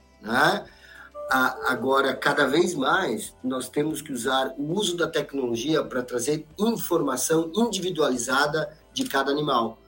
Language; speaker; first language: Portuguese; native; Portuguese